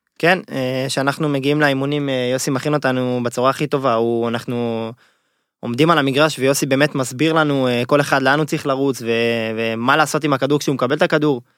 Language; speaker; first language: Hebrew; native; Hebrew